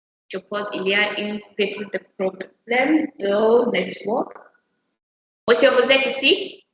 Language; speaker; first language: French; non-native, learner; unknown